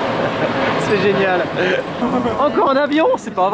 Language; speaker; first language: French; native; French